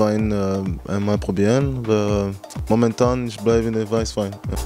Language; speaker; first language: German; non-native, learner; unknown